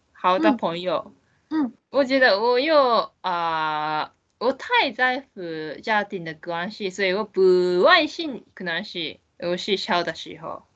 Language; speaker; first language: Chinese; non-native, learner; Japanese